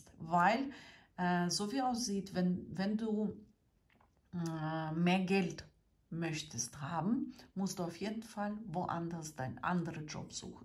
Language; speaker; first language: German; non-native, fluent; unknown